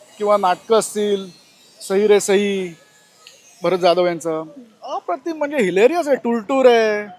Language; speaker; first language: Marathi; non-native, local second language; Gujarati